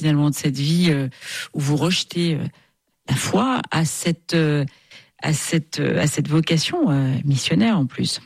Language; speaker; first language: French; native; French